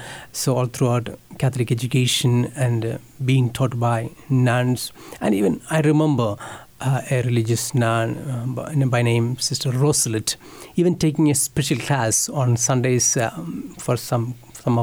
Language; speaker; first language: English; non-native, local second language; Malayalam